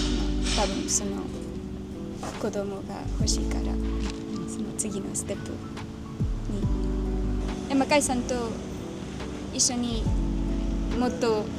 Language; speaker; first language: Japanese; non-native, learner; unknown